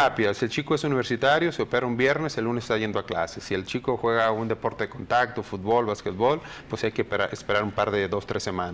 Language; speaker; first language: Spanish; native; Spanish